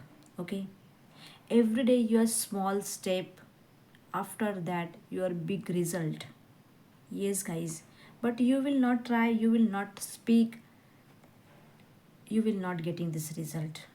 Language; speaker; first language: English; non-native, learner; Hindi